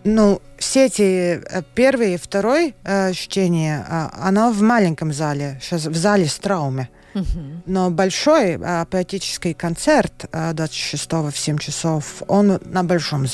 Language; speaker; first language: Russian; non-native, local second language; Latvian